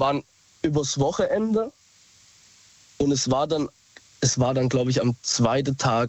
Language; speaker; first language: German; native; German